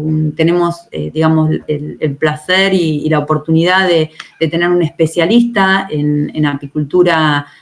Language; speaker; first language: Spanish; native; Spanish